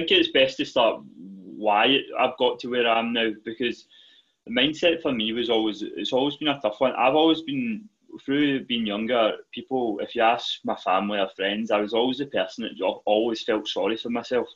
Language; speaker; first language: English; native; English